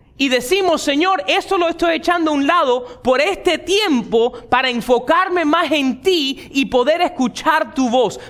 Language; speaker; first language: Spanish; early bilingual, heritage; Spanish